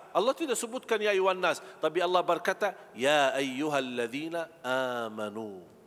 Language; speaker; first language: Malay; non-native, fluent; Arabic